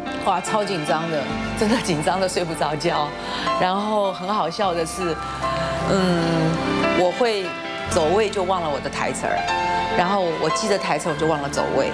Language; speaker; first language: Chinese; native; Chinese